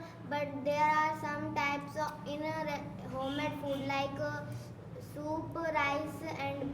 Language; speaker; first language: English; non-native, learner; Hindi